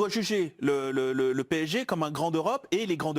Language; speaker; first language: French; native; French